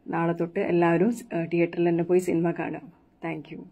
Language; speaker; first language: Malayalam; non-native, local second language; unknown